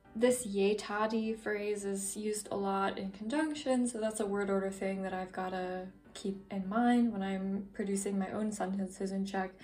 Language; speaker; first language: English; native; English